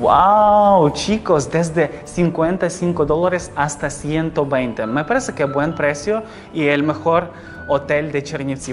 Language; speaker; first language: Spanish; non-native, fluent; Ukrainian